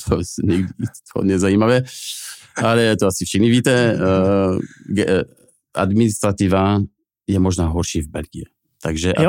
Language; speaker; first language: Czech; non-native, fluent; French